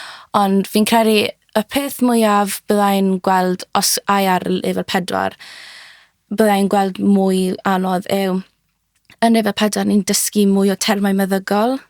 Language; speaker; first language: Welsh; native; Welsh